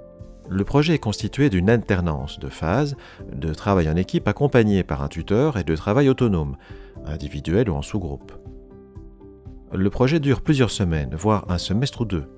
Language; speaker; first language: French; native; French